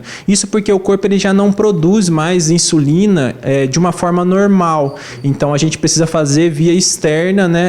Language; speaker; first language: Portuguese; native; Portuguese